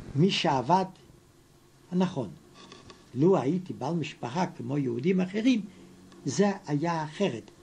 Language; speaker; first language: Hebrew; non-native, fluent; Yiddish